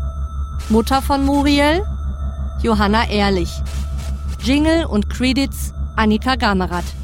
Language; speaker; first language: German; native; German